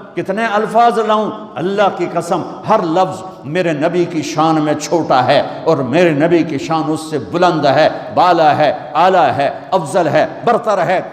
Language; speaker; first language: Urdu; non-native, local second language; Punjabi